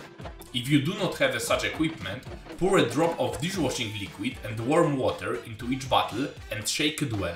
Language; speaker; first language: English; non-native, fluent; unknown